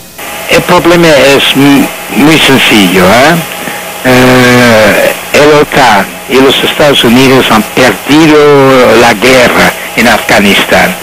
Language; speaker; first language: Spanish; non-native, fluent; French